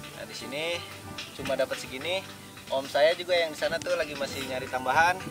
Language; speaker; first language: Indonesian; native; Indonesian